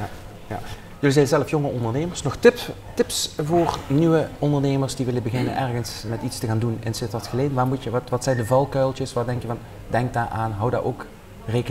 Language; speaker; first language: Dutch; native; Dutch